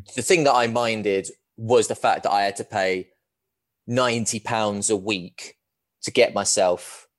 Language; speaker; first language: English; native; English